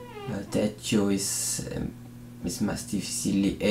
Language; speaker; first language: Spanish; non-native, learner; English